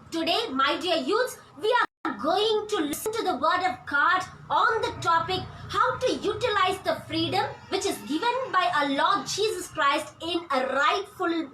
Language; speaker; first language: English; non-native, local second language; Tamil